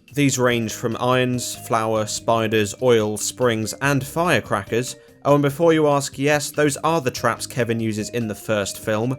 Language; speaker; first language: English; native; English